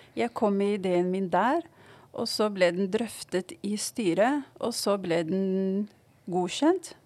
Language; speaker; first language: Norwegian; non-native, fluent; Arabic